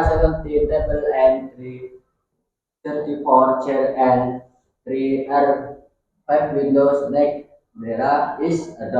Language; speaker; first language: English; non-native, learner; Indonesian